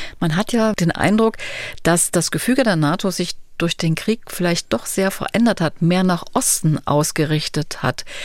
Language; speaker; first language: German; native; German